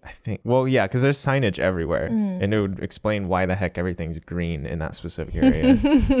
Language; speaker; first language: English; native; English